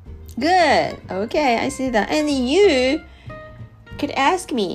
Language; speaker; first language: English; non-native, learner; Japanese